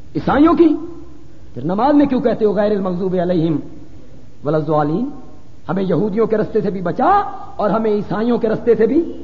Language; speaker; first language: Urdu; non-native, local second language; Punjabi